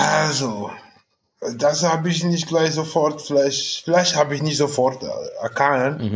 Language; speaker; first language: German; non-native, fluent; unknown